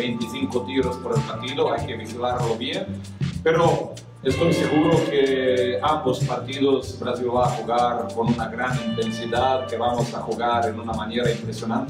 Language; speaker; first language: Spanish; non-native, fluent; Croatian